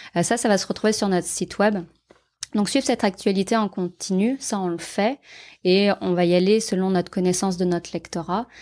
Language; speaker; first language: French; native; French